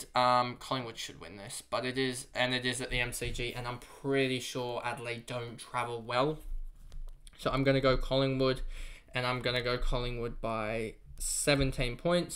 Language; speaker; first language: English; native; English